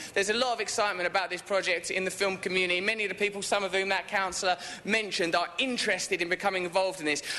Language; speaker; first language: English; native; English